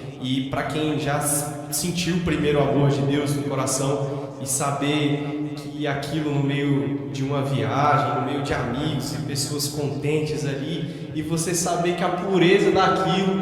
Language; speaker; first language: Portuguese; native; Portuguese